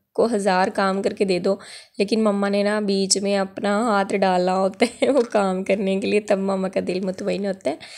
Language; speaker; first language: Urdu; non-native, local second language; Punjabi